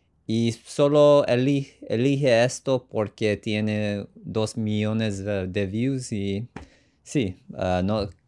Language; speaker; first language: Spanish; non-native, learner; English